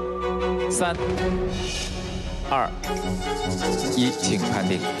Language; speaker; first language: Chinese; native; Chinese